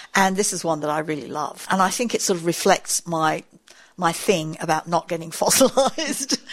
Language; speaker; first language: English; native; English